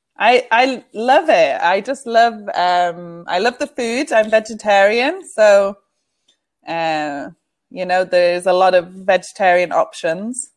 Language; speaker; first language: English; native; English